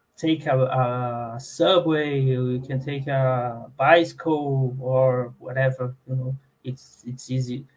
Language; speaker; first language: English; non-native, learner; Portuguese